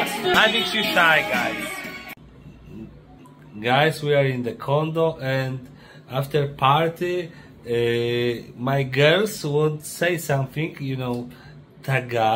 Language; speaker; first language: English; non-native, learner; Polish